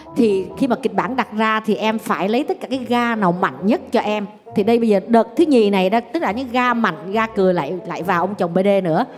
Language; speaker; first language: Vietnamese; native; Vietnamese